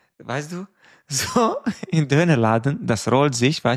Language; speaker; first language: German; non-native, fluent; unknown